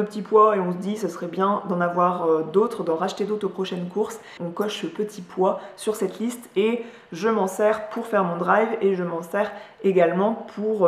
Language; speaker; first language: French; native; French